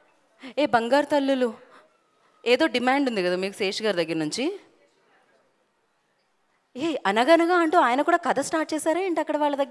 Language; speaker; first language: Telugu; native; Telugu